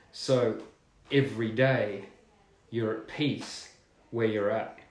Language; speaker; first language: English; native; English